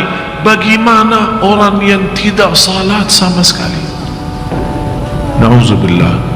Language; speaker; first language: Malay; non-native, fluent; Arabic